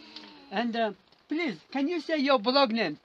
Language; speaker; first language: English; non-native, learner; Mongolian